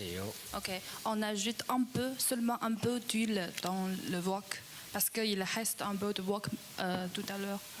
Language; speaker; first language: French; non-native, learner; Chinese